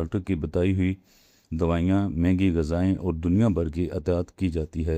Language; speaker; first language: Urdu; native; Urdu